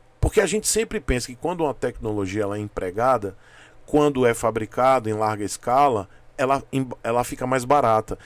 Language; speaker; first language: Portuguese; native; Portuguese